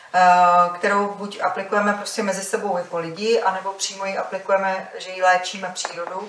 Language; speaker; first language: Czech; native; Czech